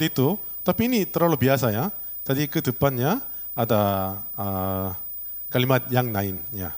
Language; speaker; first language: Indonesian; non-native, learner; Korean